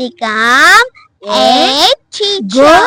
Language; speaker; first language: English; non-native, learner; Malayalam